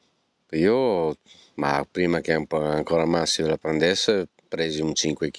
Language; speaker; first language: Italian; native; Italian